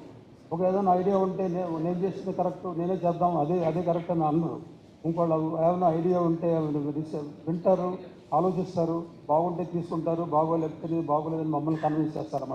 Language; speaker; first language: Telugu; native; Telugu